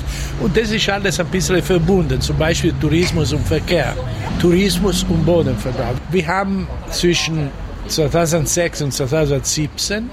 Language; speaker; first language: German; non-native, fluent; Italian